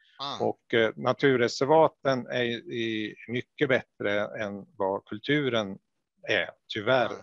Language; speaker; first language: Swedish; native; Swedish